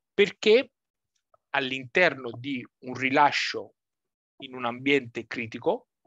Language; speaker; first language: Italian; native; Italian